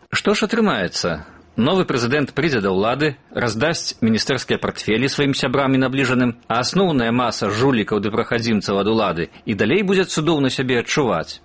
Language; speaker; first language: Belarusian; native; Belarusian